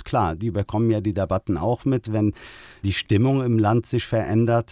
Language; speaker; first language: German; early bilingual, other home language; Turkish